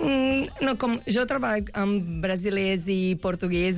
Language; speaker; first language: Catalan; non-native, local second language; Spanish